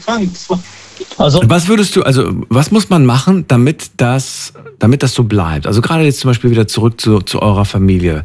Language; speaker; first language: German; native; German